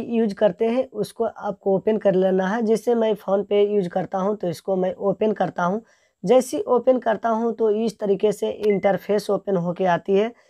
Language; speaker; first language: Hindi; native; Hindi